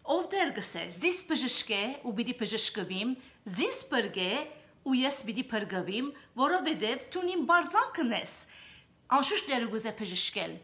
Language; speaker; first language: Armenian; early bilingual, heritage; Armenian